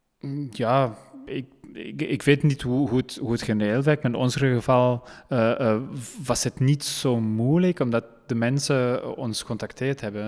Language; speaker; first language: Dutch; non-native, local second language; French